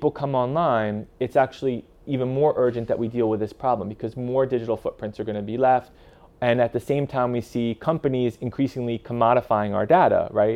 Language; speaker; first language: English; native; English